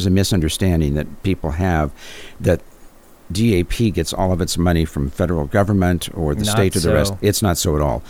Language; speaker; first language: English; native; English